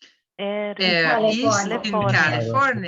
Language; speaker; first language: German; non-native, learner; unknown